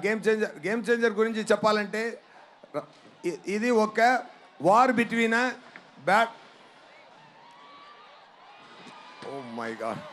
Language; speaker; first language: Telugu; non-native, learner; Tamil